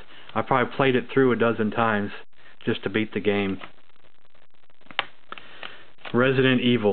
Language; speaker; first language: English; native; English